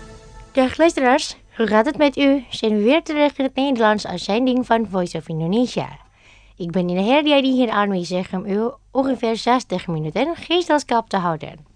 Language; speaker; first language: Dutch; non-native, fluent; Indonesian